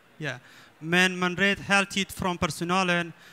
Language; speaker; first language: Swedish; non-native, learner; Persian